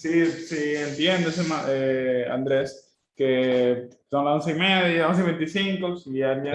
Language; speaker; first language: Spanish; native; Spanish